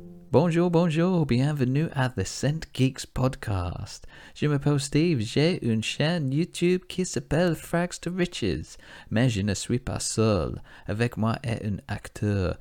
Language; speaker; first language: French; non-native, learner; English